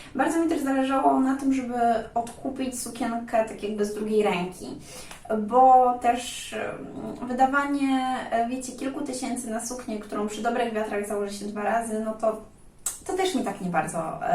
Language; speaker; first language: Polish; native; Polish